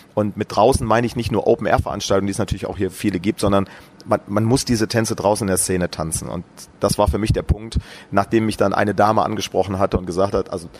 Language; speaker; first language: German; native; German